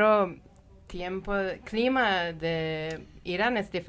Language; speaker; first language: Spanish; non-native, learner; Persian